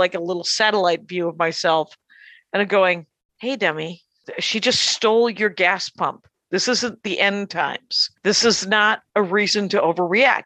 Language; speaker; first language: English; native; English